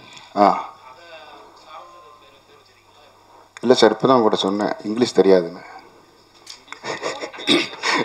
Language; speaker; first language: Tamil; native; Tamil